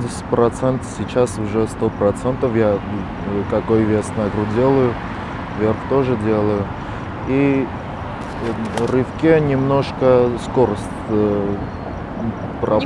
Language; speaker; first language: Russian; non-native, fluent; Armenian